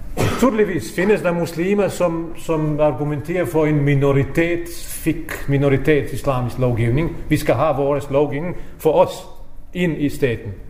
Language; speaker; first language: Danish; non-native, fluent; Bosnian